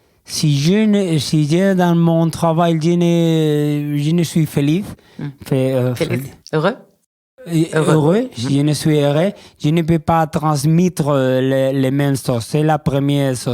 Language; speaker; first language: French; non-native, learner; Spanish